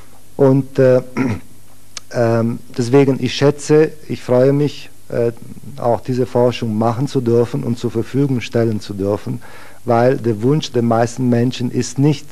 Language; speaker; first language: German; non-native, fluent; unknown